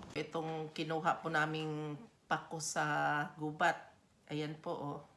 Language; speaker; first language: Filipino; non-native, local second language; Aklanon